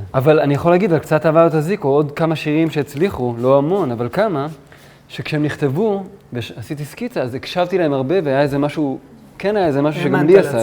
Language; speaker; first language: Hebrew; native; Hebrew